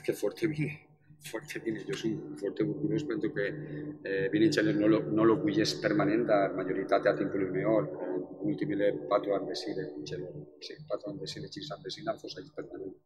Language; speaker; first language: Romanian; non-native, fluent; Spanish